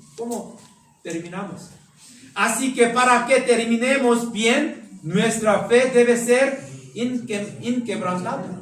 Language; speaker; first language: Spanish; non-native, learner; Korean